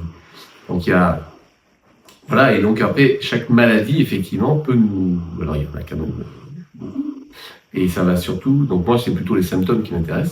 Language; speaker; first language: French; native; French